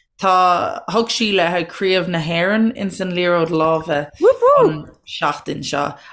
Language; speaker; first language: Irish; native; Irish